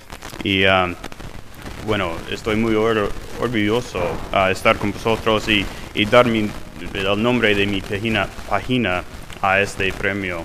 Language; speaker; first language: Spanish; non-native, fluent; English